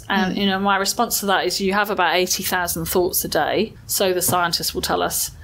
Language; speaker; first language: English; native; English